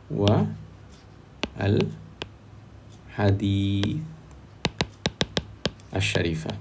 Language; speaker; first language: Arabic; non-native, fluent; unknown